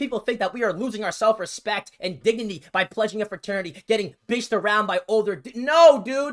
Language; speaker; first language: English; native; English